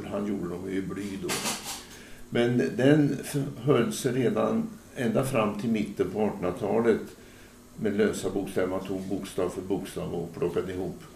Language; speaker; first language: Swedish; native; Swedish